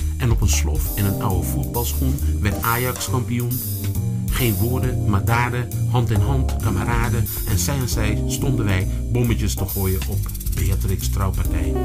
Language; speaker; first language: Dutch; early bilingual, other home language; Sranan Tongo